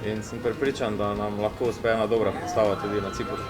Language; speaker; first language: Slovenian; native; Slovenian